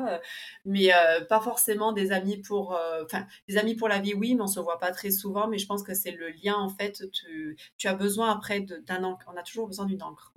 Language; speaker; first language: French; early bilingual, other home language; Spanish